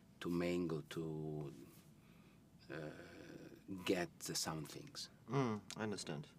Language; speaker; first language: English; non-native, learner; Italian